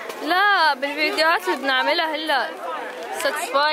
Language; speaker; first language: Arabic; native; Arabic